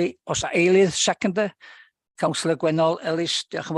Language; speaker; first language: Welsh; native; Welsh